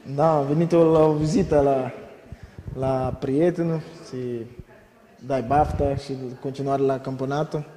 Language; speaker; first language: Romanian; non-native, learner; Portuguese